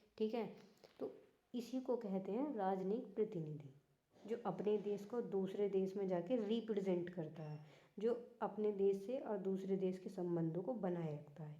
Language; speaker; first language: Hindi; native; Hindi